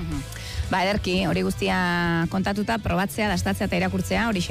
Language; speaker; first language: Basque; native; Basque